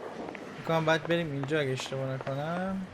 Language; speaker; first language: Persian; native; Persian